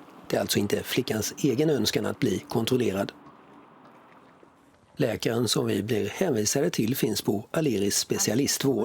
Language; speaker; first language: Swedish; native; Swedish